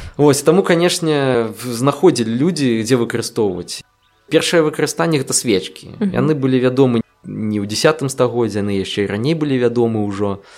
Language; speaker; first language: Belarusian; non-native, local second language; Russian